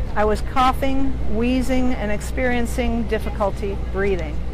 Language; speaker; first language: English; native; English